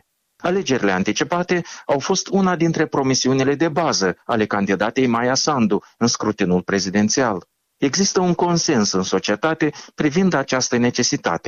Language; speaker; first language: Romanian; native; Romanian